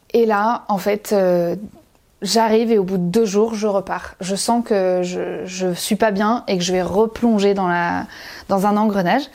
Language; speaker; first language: French; native; French